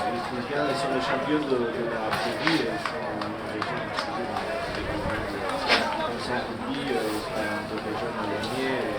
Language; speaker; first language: French; non-native, fluent; English